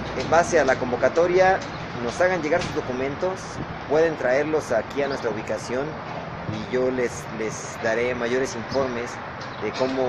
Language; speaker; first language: Spanish; native; Spanish